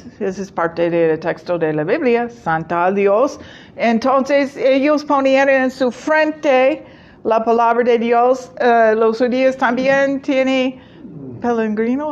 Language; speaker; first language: Spanish; non-native, fluent; English